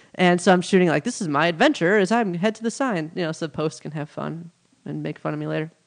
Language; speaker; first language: English; native; English